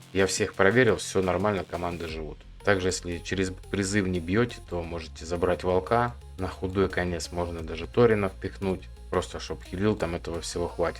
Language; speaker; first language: Russian; native; Russian